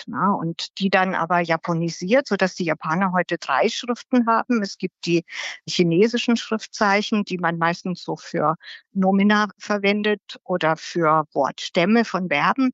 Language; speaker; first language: German; native; German